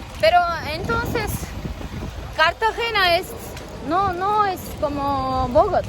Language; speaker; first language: Spanish; non-native, learner; Turkish